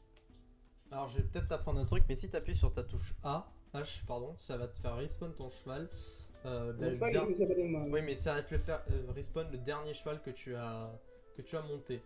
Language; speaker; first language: French; native; French